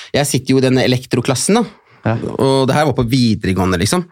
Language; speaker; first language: Norwegian; native; Norwegian